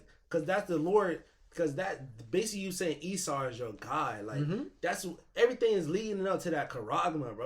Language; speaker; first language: English; native; English